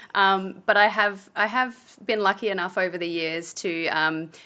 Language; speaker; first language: English; native; English